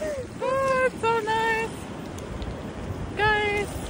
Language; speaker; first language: English; non-native, learner; German